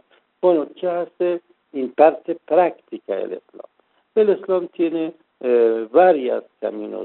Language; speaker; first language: Spanish; non-native, fluent; Persian